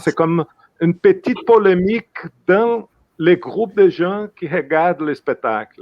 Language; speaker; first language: French; non-native, fluent; Portuguese